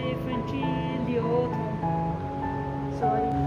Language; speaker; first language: Chinese; non-native, learner; Persian